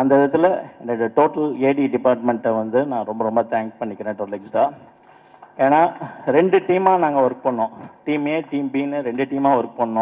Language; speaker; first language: Tamil; native; Tamil